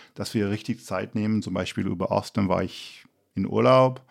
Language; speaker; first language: German; non-native, fluent; English